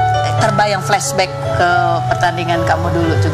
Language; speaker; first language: Indonesian; native; Indonesian